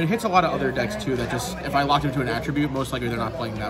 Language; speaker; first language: English; native; English